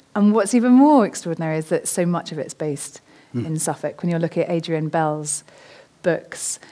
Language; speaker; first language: English; native; English